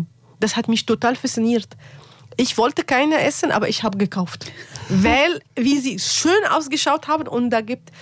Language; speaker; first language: German; non-native, learner; Arabic